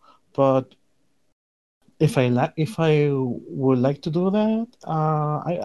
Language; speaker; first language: English; non-native, learner; Spanish